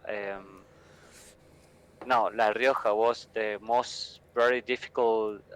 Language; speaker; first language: English; non-native, learner; Spanish